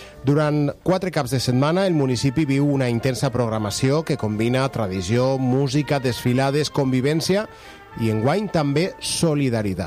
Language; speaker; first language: Catalan; native; Catalan